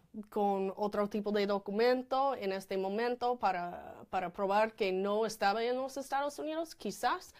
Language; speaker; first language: Spanish; non-native, fluent; English